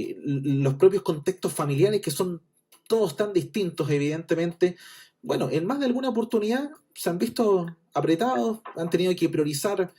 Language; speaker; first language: Spanish; native; Spanish